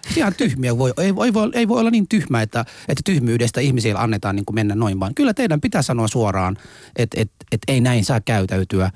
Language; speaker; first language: Finnish; non-native, fluent; Somali